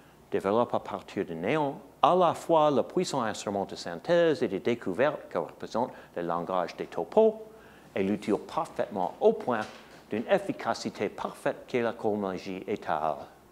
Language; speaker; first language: French; non-native, fluent; English